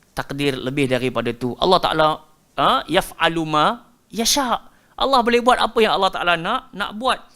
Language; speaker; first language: Malay; native; Malay